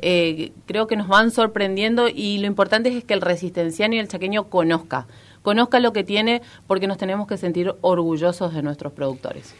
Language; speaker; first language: Spanish; native; Spanish